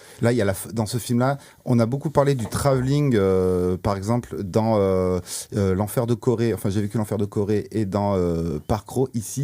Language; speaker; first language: French; native; French